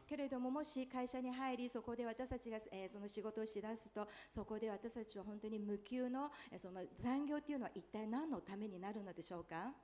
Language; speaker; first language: Japanese; non-native, fluent; Chinese